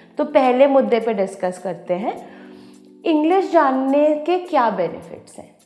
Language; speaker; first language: Hindi; non-native, local second language; Odia